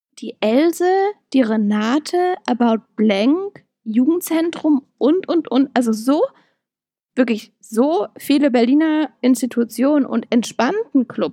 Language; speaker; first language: German; native; German